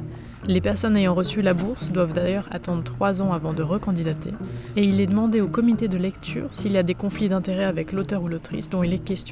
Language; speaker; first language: French; native; French